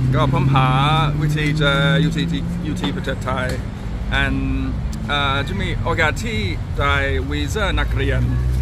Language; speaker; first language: Thai; non-native, learner; English